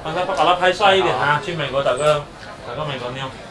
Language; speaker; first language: Chinese; native; Chinese